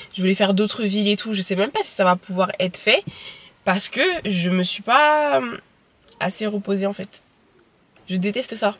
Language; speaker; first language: French; early bilingual, other home language; Bambara